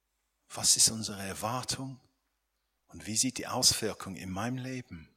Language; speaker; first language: German; non-native, fluent; English